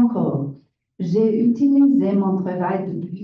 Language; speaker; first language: French; non-native, learner; English